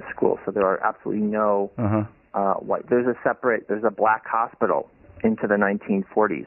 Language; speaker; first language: English; native; English